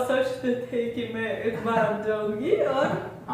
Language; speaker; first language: Hindi; non-native, learner; Russian